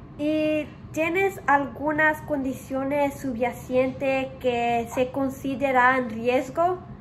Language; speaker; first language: Spanish; early bilingual, heritage; English